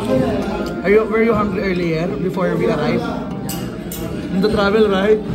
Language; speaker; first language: English; non-native, learner; Filipino